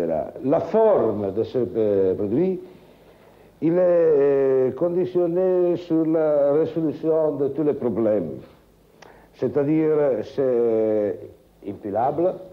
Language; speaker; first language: French; non-native, fluent; Italian